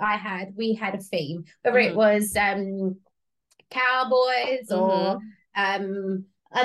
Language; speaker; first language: English; native; English